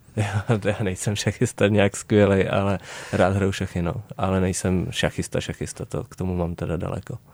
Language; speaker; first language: Czech; native; Czech